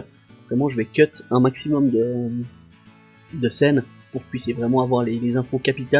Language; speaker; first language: French; native; French